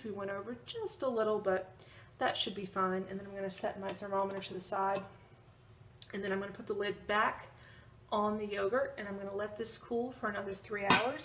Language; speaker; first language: English; native; English